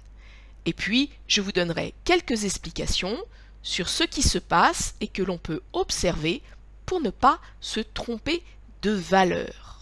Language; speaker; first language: French; native; French